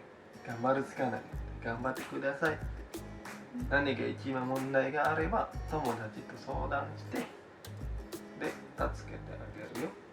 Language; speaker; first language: Japanese; non-native, fluent; Indonesian